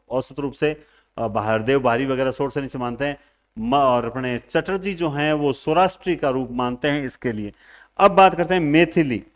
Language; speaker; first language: Hindi; native; Hindi